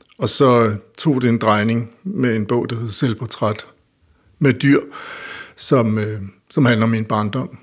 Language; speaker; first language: Danish; native; Danish